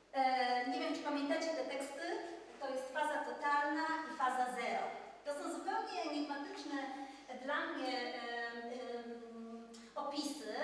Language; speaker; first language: Polish; native; Polish